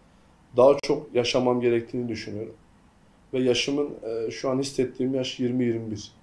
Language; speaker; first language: Turkish; native; Turkish